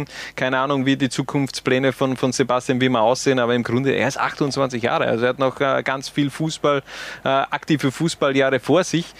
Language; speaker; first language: German; native; German